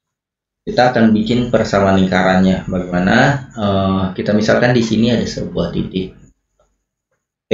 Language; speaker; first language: Indonesian; native; Indonesian